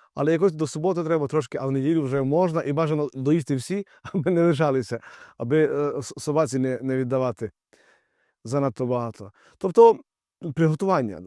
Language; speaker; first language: Ukrainian; native; Ukrainian